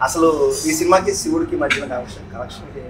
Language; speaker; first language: Telugu; native; Telugu